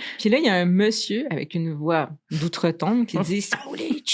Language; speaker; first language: French; native; French